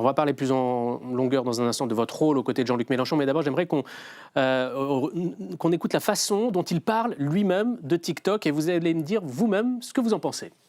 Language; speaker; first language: French; native; French